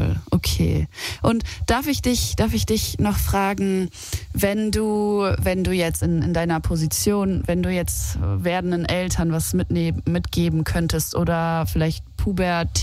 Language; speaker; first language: German; native; German